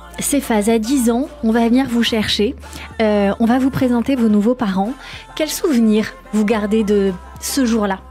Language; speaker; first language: French; native; French